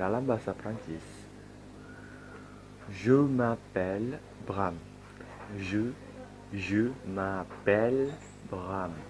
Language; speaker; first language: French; non-native, learner; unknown